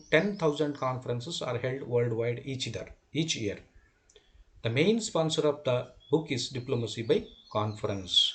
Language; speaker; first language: English; non-native, local second language; Kannada